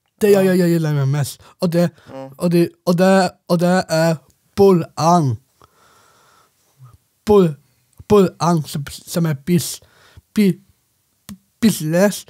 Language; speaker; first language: Swedish; non-native, learner; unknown